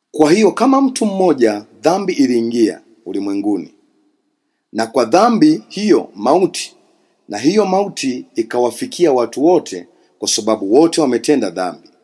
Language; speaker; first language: Swahili; non-native, local second language; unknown